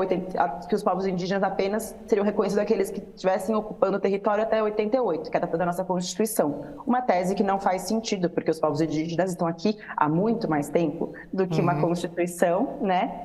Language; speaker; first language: Portuguese; native; Portuguese